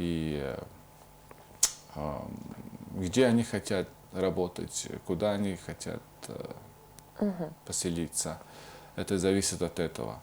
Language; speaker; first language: Russian; non-native, fluent; Mongolian